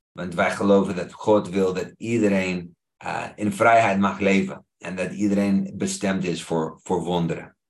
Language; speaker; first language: Dutch; non-native, fluent; English